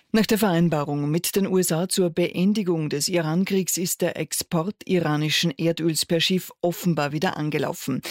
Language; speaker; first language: German; native; German